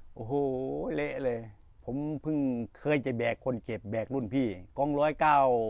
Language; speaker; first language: Thai; native; Thai